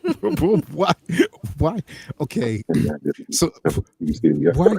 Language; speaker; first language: English; native; English